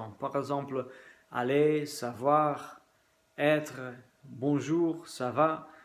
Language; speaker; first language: French; non-native, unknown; Dutch